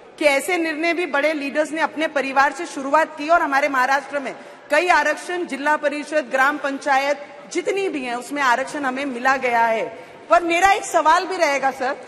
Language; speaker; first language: Hindi; native; Hindi